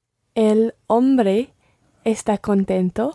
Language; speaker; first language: Spanish; non-native, learner; English